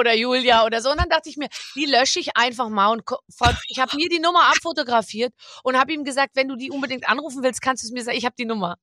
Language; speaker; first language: German; native; German